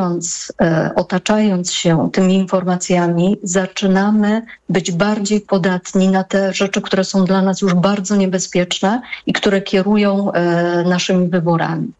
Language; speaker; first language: Polish; native; Polish